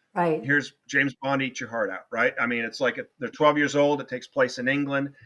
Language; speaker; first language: English; native; English